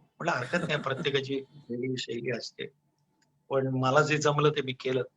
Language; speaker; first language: Marathi; non-native, local second language; Gujarati